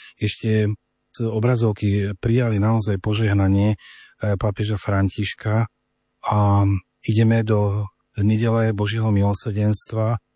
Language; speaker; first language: Slovak; native; Slovak